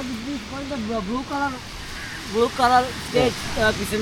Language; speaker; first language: English; non-native, learner; Sinhala